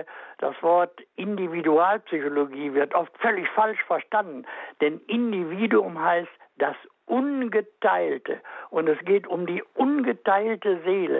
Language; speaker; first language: German; native; German